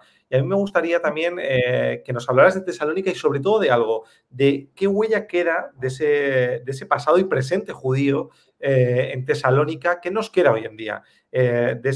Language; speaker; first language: Spanish; native; Spanish